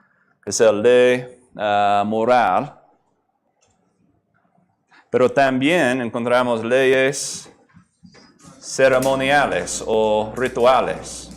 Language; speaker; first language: Spanish; non-native, fluent; English